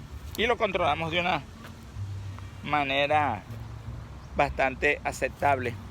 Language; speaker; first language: Spanish; native; Spanish